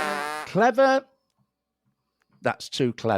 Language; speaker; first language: English; native; English